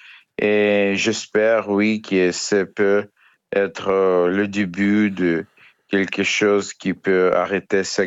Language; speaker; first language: French; non-native, learner; Ukrainian